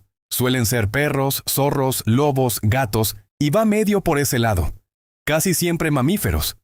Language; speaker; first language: Spanish; native; Spanish